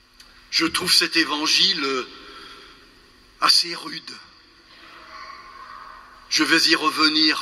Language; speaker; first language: French; native; French